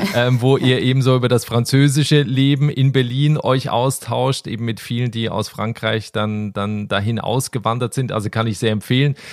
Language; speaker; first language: German; native; German